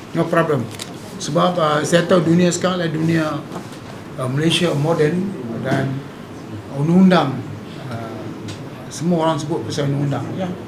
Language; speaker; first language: Malay; native; Malay